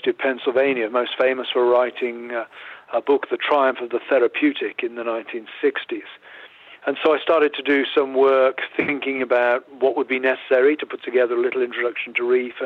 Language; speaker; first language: English; native; English